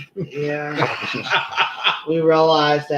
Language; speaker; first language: English; native; English